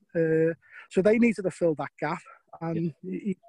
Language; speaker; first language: English; native; English